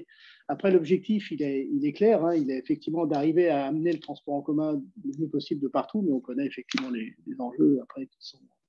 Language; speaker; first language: French; native; French